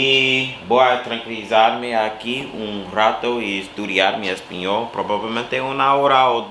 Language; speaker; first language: Spanish; non-native, learner; English